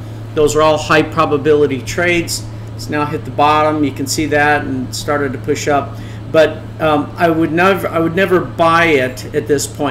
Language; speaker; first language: English; native; English